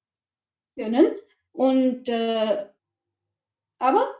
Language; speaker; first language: German; non-native, learner; Macedonian